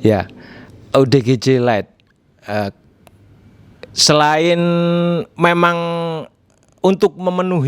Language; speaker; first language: Indonesian; native; Indonesian